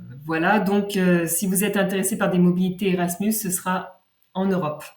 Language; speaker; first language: French; native; French